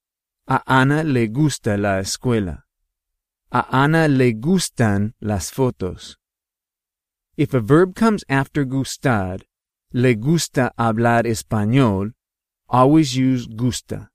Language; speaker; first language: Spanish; non-native, fluent; English